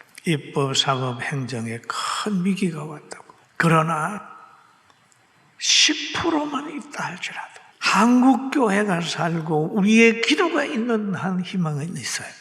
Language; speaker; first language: Korean; native; Korean